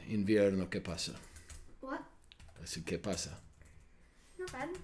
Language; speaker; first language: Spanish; non-native, fluent; English